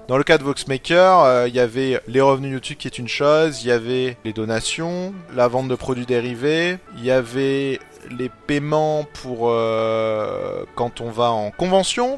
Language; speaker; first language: French; native; French